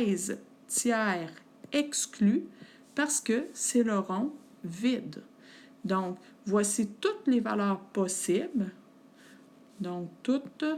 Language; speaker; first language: French; native; French